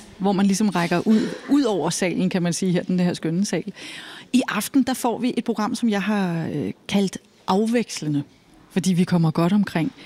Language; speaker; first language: Danish; native; Danish